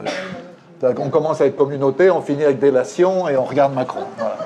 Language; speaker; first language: French; native; French